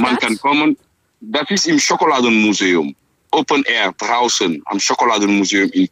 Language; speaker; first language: German; non-native, fluent; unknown